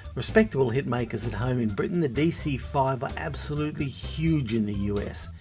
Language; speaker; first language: English; native; English